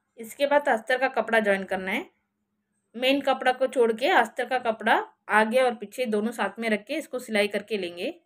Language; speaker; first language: Hindi; non-native, local second language; Marathi